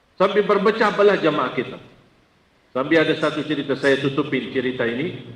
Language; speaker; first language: Malay; non-native, fluent; Arabic